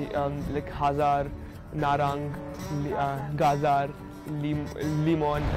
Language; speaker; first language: Armenian; non-native, learner; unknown